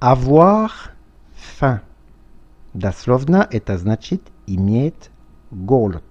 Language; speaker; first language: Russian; non-native, fluent; French